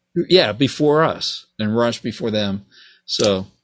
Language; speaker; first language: English; native; English